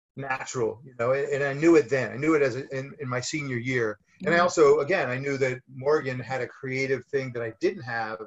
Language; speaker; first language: English; native; English